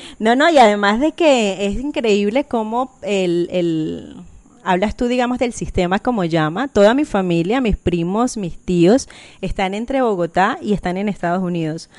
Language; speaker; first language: Spanish; native; Spanish